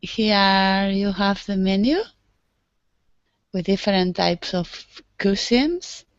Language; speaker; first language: English; non-native, learner; Spanish